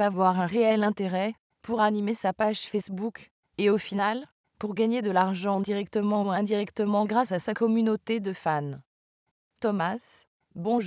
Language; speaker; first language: French; native; French